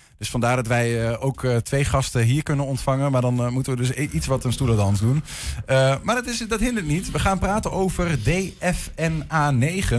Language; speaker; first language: Dutch; native; Dutch